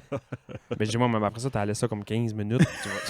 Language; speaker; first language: French; native; French